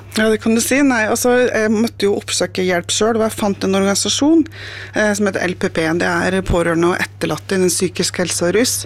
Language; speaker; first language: Norwegian; native; Norwegian